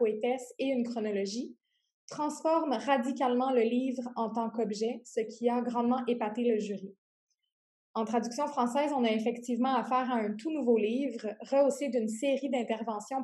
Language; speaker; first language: French; native; French